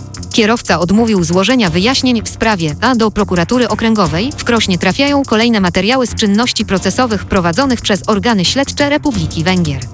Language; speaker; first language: Polish; native; Polish